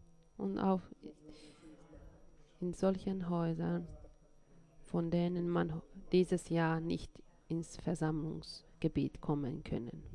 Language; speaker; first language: German; non-native, fluent; Finnish